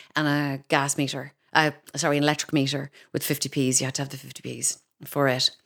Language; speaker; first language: English; native; English